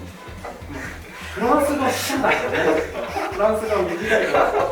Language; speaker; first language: Japanese; native; Japanese